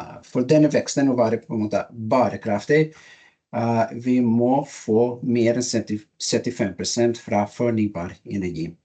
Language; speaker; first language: Norwegian; non-native, learner; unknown